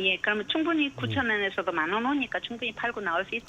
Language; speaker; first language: Korean; native; Korean